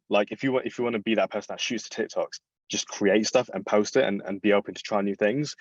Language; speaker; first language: English; native; English